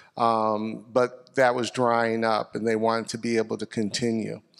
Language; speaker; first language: English; native; English